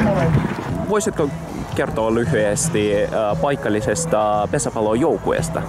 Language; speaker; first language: Finnish; non-native, fluent; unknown